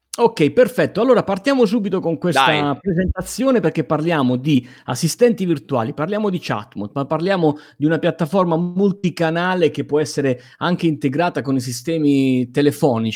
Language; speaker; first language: Italian; native; Italian